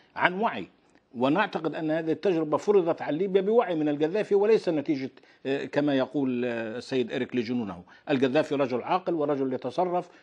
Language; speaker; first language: Arabic; native; Arabic